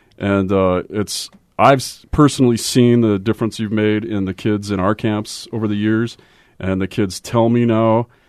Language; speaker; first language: English; native; English